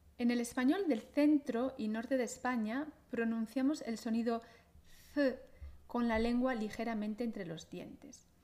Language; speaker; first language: Spanish; native; Spanish